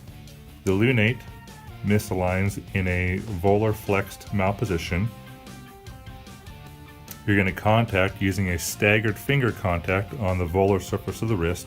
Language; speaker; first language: English; native; English